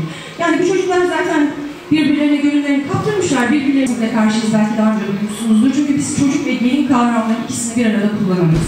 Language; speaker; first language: Turkish; native; Turkish